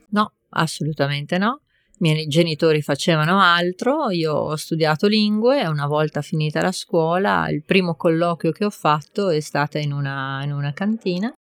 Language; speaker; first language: Italian; native; Italian